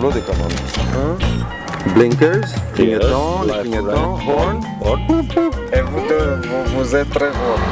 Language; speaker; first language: French; native; French